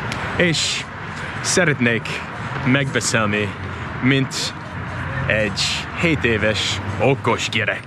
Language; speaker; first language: Hungarian; non-native, learner; English